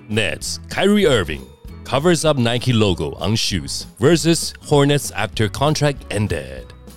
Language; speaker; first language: English; non-native, fluent; Chinese